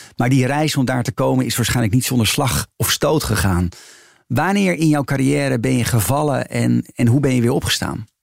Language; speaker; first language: Dutch; native; Dutch